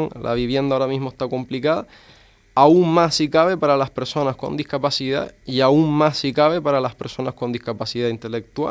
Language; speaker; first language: Spanish; native; Spanish